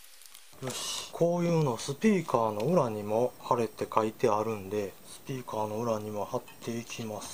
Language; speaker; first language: Japanese; native; Japanese